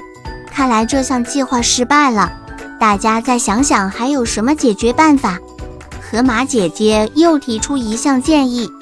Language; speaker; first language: Chinese; native; Chinese